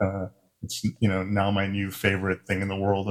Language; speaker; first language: English; native; English